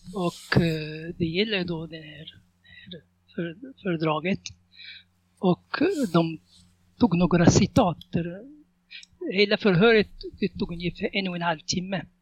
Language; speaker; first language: Swedish; non-native, fluent; Arabic